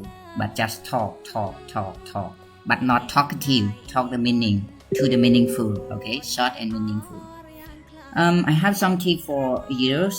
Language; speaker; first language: English; non-native, learner; Khmer